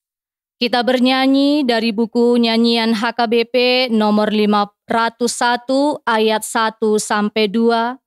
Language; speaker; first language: Indonesian; native; Indonesian